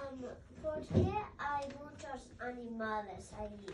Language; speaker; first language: Spanish; non-native, learner; English